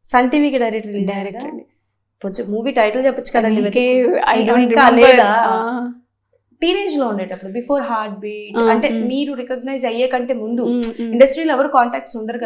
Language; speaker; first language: Telugu; native; Telugu